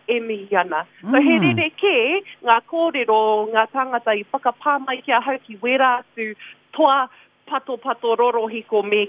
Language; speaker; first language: Māori; non-native, local second language; English